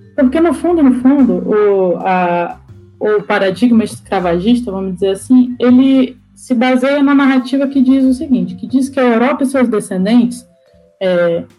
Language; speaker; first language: Portuguese; native; Portuguese